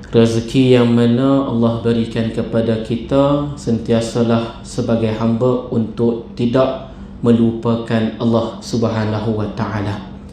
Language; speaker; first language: Malay; native; Malay